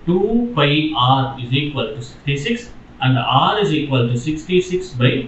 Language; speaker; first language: English; non-native, local second language; Tamil